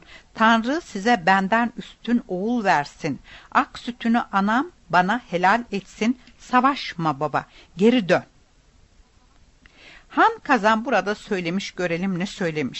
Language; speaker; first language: Turkish; native; Turkish